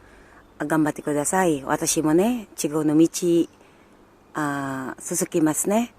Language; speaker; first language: Japanese; non-native, learner; Filipino